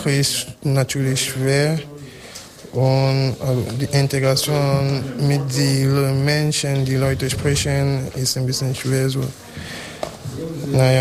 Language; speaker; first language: German; non-native, learner; French